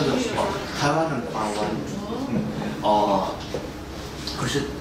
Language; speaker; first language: Chinese; non-native, fluent; Korean